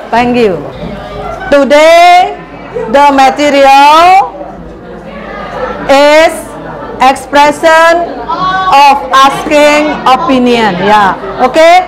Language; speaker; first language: English; non-native, learner; Indonesian